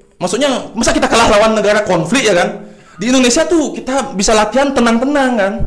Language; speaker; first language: Indonesian; native; Indonesian